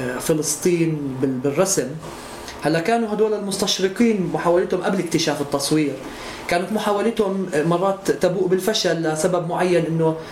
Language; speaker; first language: Arabic; native; Arabic